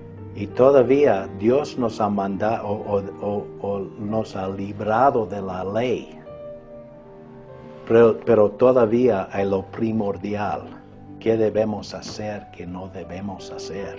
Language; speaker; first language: Spanish; non-native, fluent; English